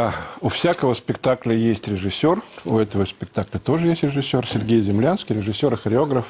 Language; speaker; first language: Russian; native; Russian